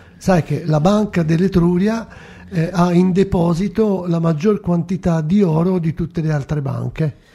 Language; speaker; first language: Italian; native; Italian